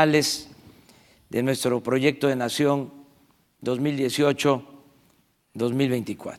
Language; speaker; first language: Spanish; native; Spanish